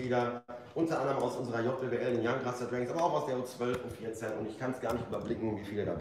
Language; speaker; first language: German; native; German